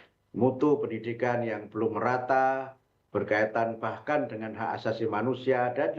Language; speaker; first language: Indonesian; native; Indonesian